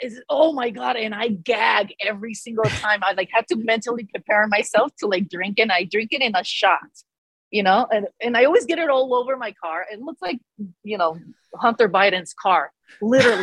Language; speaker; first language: English; non-native, fluent; Spanish